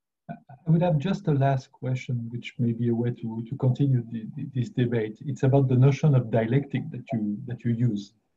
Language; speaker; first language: English; non-native, fluent; French